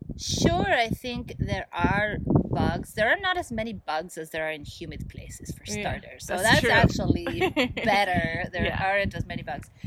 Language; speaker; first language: English; non-native, fluent; Spanish